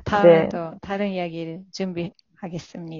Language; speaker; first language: Korean; non-native, fluent; Japanese